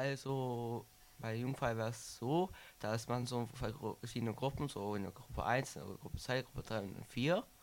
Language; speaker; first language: German; native; German